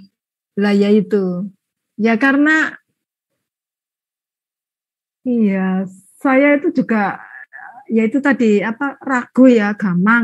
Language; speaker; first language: Indonesian; native; Indonesian